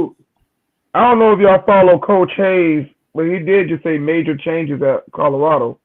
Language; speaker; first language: English; native; English